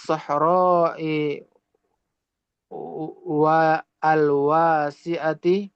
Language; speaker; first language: Arabic; non-native, learner; Indonesian